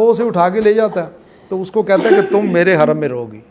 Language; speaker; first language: Urdu; non-native, local second language; Punjabi